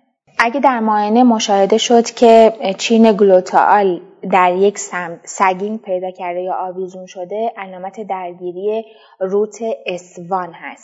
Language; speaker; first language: Persian; native; Persian